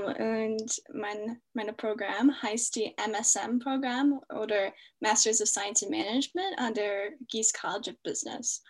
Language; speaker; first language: German; non-native, fluent; English